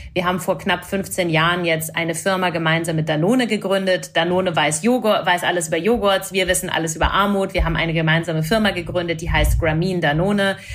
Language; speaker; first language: German; non-native, fluent; English